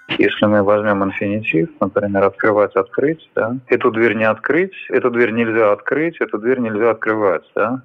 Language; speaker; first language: Russian; native; Russian